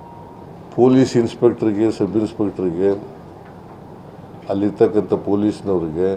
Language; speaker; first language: Kannada; native; Kannada